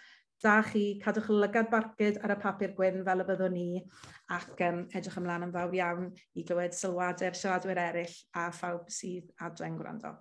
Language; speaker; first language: Welsh; native; Welsh